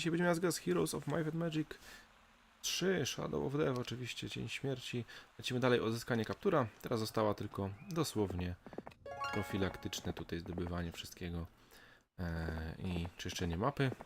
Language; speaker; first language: Polish; native; Polish